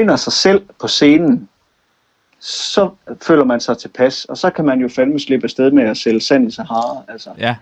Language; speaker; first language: Danish; native; Danish